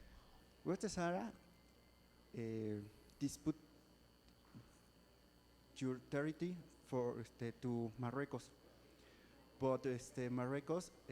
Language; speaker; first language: English; non-native, learner; Spanish